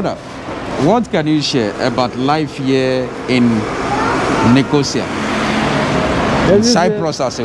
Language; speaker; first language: English; non-native, fluent; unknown